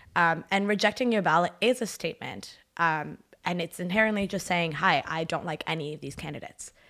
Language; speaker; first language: English; non-native, fluent; French